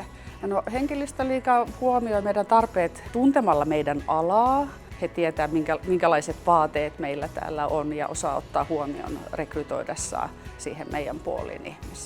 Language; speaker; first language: Finnish; native; Finnish